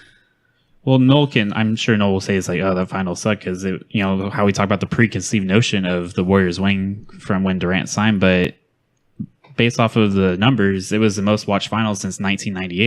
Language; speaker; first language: English; native; English